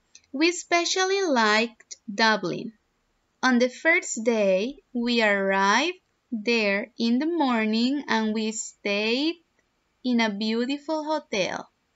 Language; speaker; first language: English; non-native, fluent; Spanish